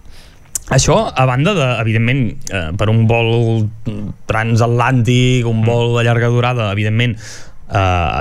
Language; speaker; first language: Catalan; native; Catalan